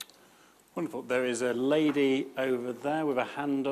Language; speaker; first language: English; native; English